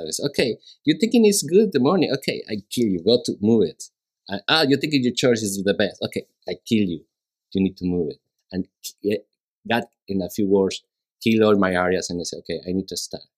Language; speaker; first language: English; non-native, learner; Spanish